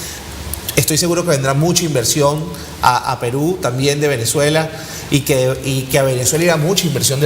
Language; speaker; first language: Spanish; native; Spanish